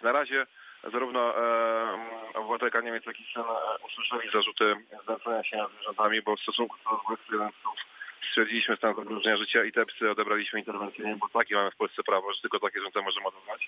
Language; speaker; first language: Polish; native; Polish